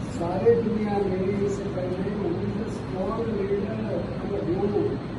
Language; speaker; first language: Hindi; non-native, local second language; Telugu